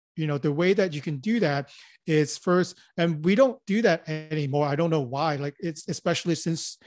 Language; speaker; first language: English; non-native, local second language; Cantonese